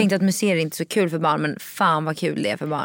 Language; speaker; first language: Swedish; native; Swedish